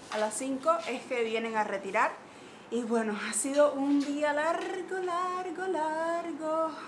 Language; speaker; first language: Spanish; native; Spanish